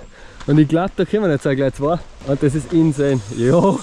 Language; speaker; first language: German; native; German